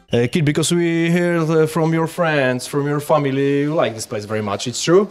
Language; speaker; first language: English; non-native, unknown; Polish